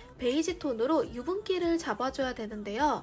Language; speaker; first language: Korean; native; Korean